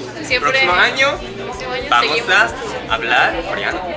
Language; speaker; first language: Spanish; non-native, learner; Japanese